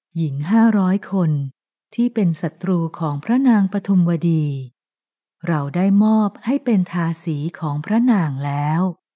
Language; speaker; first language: Thai; native; Thai